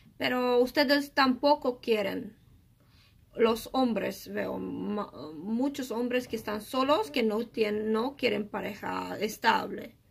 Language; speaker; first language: Spanish; non-native, learner; Romanian